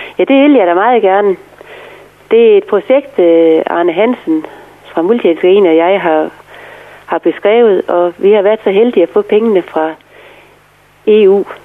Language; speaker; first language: Danish; native; Danish